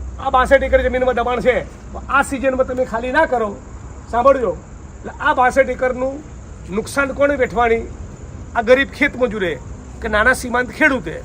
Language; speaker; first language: Gujarati; native; Gujarati